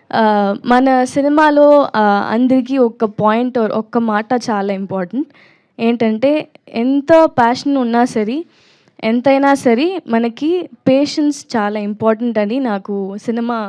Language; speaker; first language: Telugu; non-native, learner; Tamil